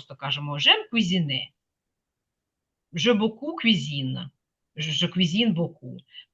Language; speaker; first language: French; non-native, fluent; Ukrainian